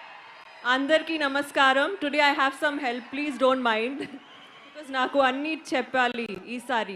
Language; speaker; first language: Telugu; non-native, learner; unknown